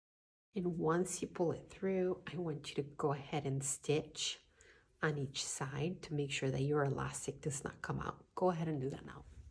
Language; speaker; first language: English; native; English